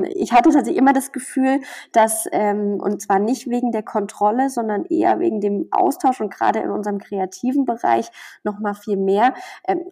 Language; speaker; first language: German; native; German